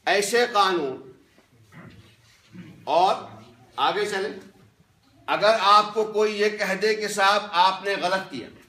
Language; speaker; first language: Hindi; non-native, local second language; Kashmiri